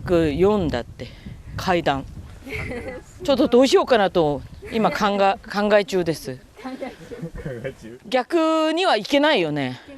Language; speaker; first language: Japanese; non-native, fluent; Korean